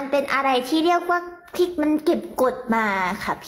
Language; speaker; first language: Thai; early bilingual, other home language; Korean